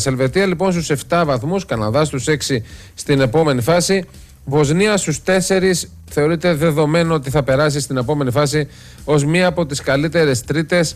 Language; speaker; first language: Greek; native; Greek